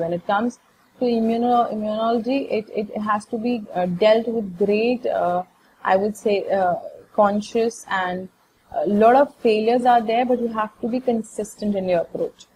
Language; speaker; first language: English; non-native, local second language; Hindi